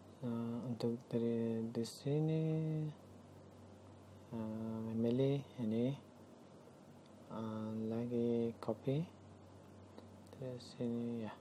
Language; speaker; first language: Indonesian; non-native, learner; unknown